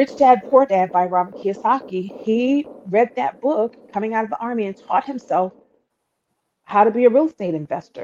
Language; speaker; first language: English; native; English